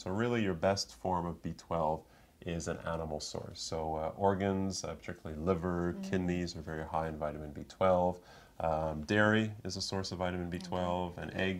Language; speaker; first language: English; native; English